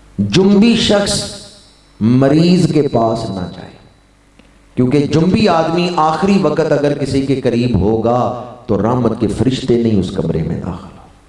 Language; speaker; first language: Urdu; non-native, local second language; Punjabi